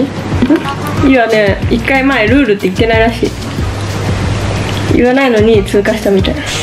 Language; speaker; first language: Japanese; native; Japanese